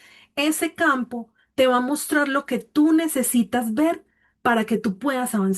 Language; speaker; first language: Spanish; native; Spanish